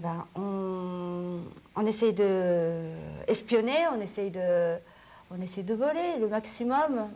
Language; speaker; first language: French; non-native, fluent; Japanese